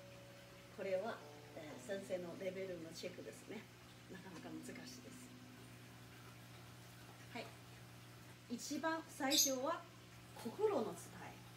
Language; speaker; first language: Japanese; non-native, fluent; Chinese